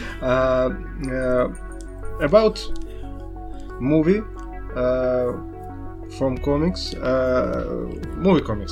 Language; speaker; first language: English; non-native, learner; Russian